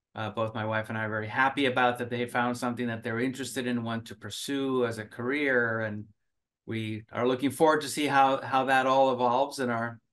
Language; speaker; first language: English; early bilingual, other home language; Finnish